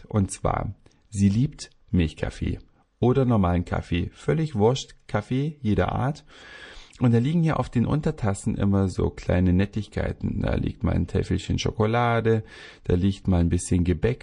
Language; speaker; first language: German; native; German